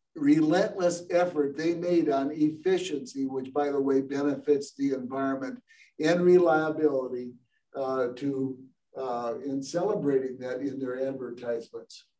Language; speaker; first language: English; native; English